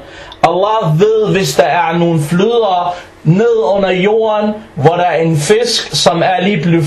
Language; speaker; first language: Danish; early bilingual, other home language; Arabic